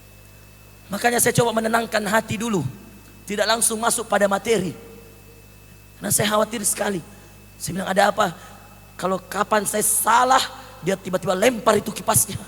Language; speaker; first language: Indonesian; native; Indonesian